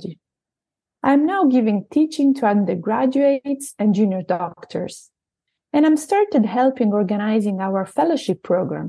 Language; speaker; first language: English; non-native, fluent; Italian